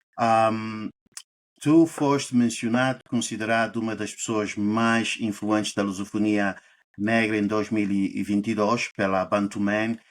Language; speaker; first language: Portuguese; native; Portuguese